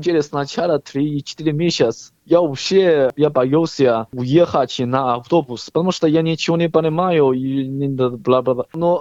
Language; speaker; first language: Russian; non-native, learner; Chinese